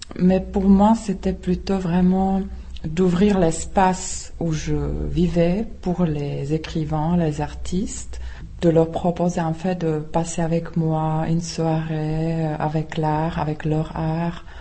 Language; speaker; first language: French; non-native, fluent; Czech